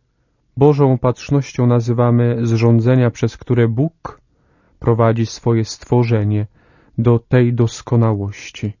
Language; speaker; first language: Polish; native; Polish